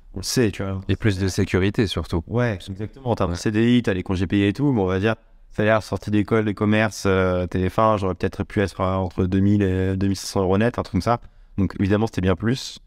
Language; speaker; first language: French; native; French